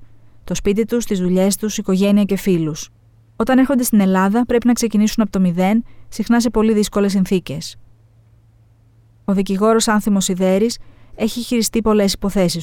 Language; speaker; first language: Greek; native; Greek